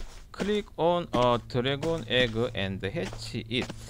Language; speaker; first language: Korean; native; Korean